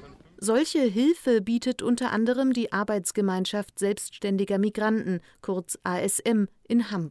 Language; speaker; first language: German; native; German